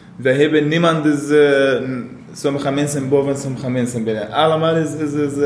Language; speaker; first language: Dutch; non-native, fluent; Arabic